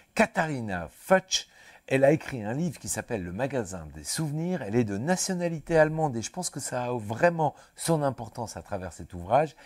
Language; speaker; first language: French; native; French